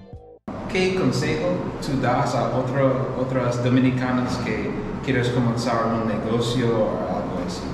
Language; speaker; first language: Spanish; non-native, learner; English